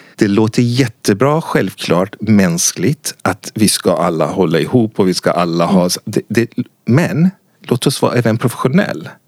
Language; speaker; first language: Swedish; non-native, fluent; Persian